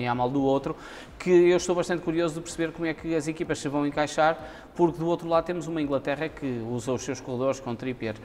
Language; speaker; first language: Portuguese; native; Portuguese